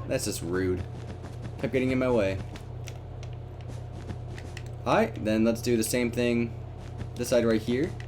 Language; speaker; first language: English; native; English